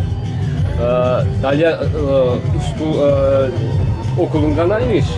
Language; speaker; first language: Turkish; non-native, learner; Hungarian